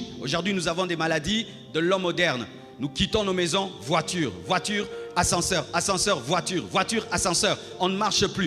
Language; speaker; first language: French; non-native, local second language; Lingala